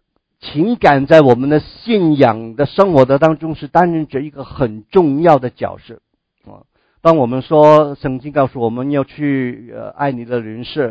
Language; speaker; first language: Chinese; native; Chinese